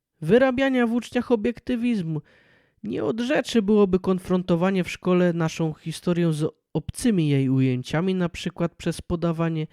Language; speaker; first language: Polish; native; Polish